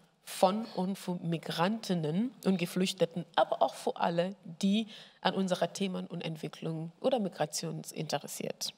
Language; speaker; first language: German; non-native, fluent; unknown